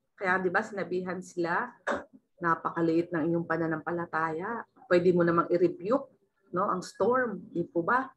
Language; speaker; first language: Filipino; native; Filipino